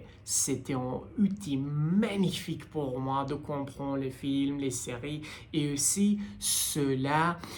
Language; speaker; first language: French; non-native, learner; Persian